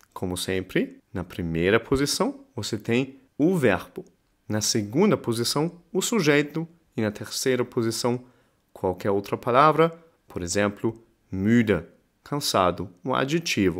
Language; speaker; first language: Portuguese; non-native, fluent; German